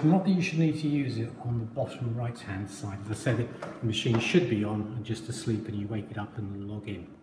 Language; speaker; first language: English; native; English